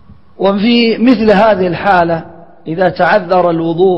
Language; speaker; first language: Arabic; native; Arabic